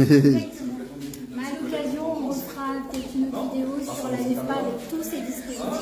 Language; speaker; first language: French; native; French